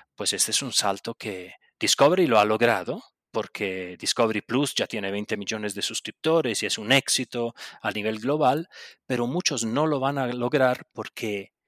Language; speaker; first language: Spanish; non-native, local second language; Italian